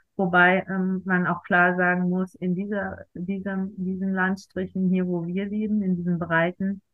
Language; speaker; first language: German; native; German